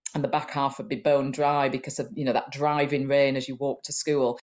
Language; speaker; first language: English; native; English